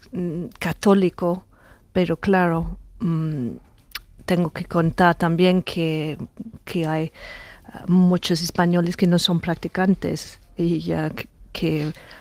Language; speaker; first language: Spanish; non-native, fluent; English